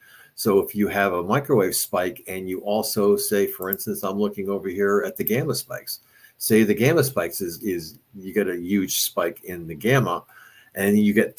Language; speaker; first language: English; native; English